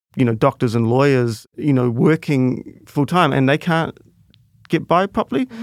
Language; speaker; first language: English; native; English